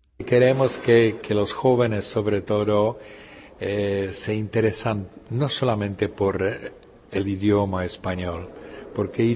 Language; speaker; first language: Spanish; non-native, fluent; Czech